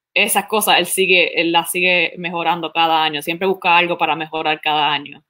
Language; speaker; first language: Spanish; early bilingual, heritage; Spanish